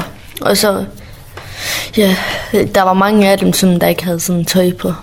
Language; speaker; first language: Danish; early bilingual, other home language; Kurdish